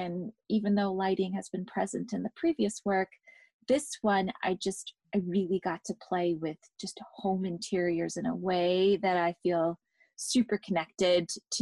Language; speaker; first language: English; native; English